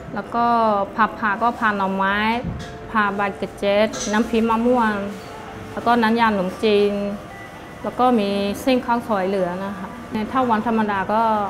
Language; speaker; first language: Thai; non-native, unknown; Karen languages